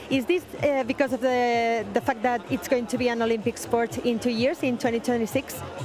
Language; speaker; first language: English; non-native, fluent; Catalan